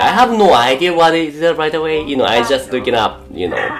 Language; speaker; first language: English; non-native, fluent; Japanese